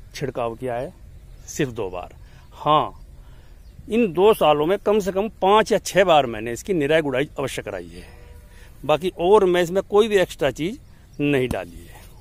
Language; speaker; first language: Hindi; native; Hindi